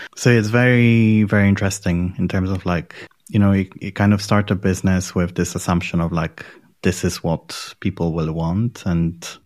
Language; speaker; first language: English; non-native, fluent; Polish